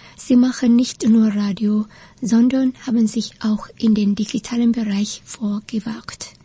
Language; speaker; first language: German; non-native, fluent; Vietnamese